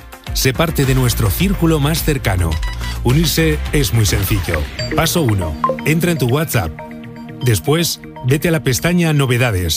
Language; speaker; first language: Spanish; native; Spanish